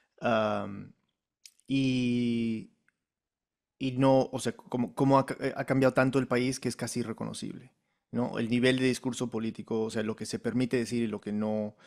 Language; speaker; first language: Spanish; early bilingual, heritage; Spanish